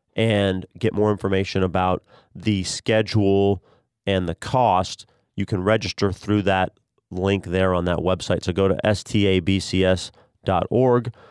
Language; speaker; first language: English; native; English